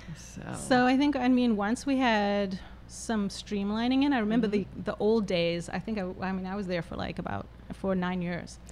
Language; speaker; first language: English; native; English